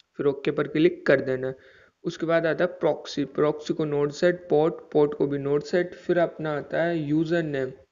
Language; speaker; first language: Hindi; native; Hindi